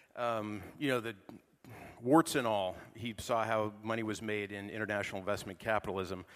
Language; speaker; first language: English; native; English